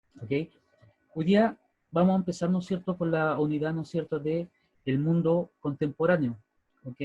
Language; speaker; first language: Spanish; native; Spanish